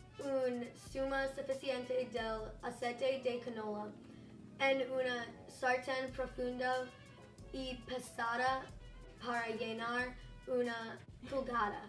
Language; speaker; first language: Spanish; non-native, learner; English